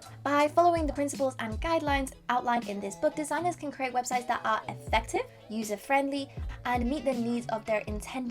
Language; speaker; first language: English; non-native, fluent; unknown